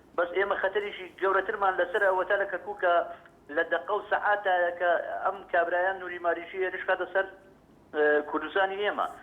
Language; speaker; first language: Central Kurdish; native; Central Kurdish